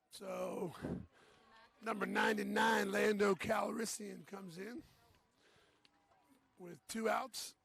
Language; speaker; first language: English; native; English